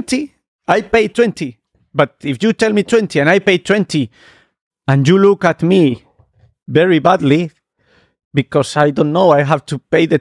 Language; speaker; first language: English; non-native, fluent; Spanish